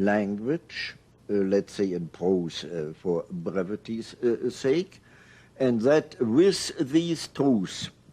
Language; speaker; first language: English; non-native, fluent; German